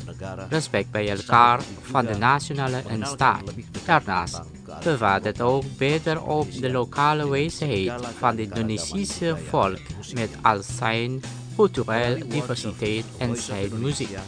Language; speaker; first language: Dutch; non-native, learner; Indonesian